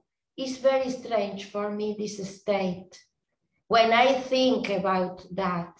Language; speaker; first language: English; non-native, learner; Spanish